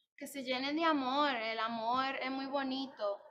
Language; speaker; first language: Spanish; native; Spanish